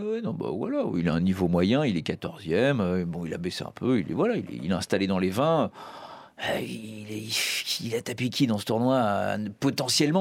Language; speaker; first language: French; native; French